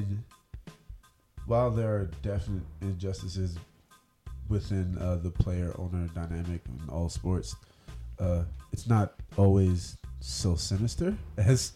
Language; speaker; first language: English; native; English